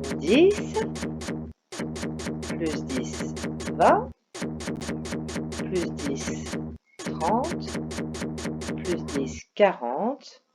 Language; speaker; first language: French; native; French